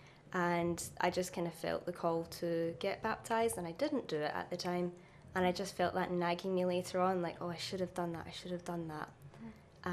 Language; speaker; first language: English; native; English